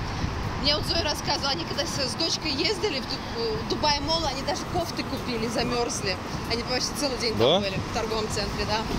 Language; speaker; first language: Russian; native; Russian